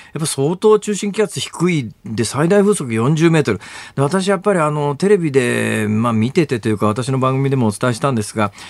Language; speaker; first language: Japanese; native; Japanese